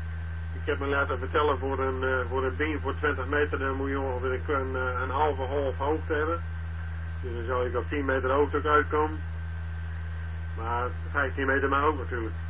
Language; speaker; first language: Dutch; native; Dutch